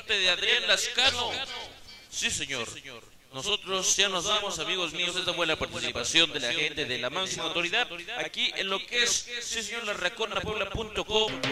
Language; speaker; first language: Spanish; native; Spanish